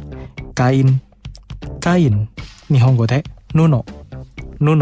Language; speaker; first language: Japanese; non-native, fluent; Indonesian